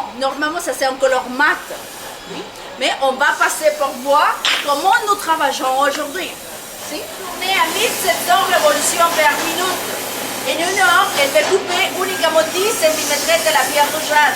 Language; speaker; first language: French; non-native, learner; Spanish